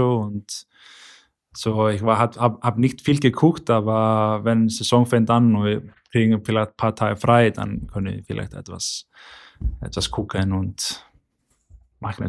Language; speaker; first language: German; non-native, learner; Icelandic